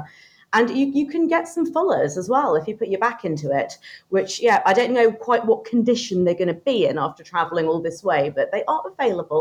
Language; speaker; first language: English; native; English